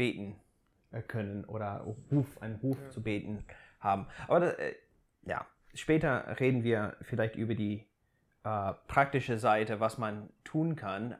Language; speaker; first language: German; non-native, fluent; English